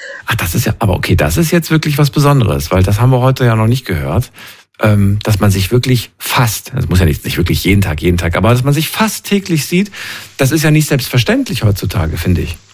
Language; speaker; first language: German; native; German